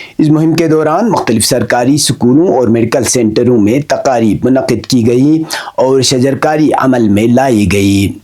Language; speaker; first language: Urdu; non-native, local second language; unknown